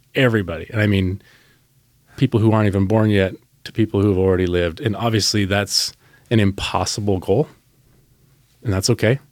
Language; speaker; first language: English; native; English